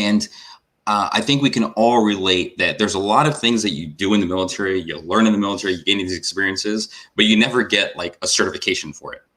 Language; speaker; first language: English; native; English